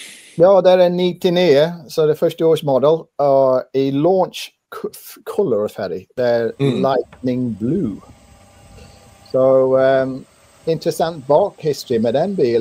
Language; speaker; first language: Swedish; non-native, fluent; English